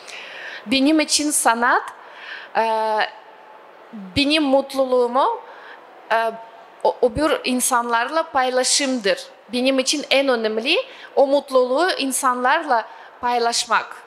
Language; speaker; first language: Turkish; non-native, fluent; Russian